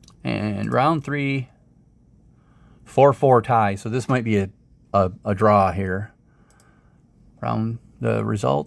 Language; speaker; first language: English; native; English